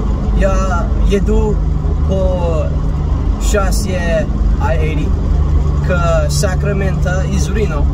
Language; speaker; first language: Russian; non-native, learner; English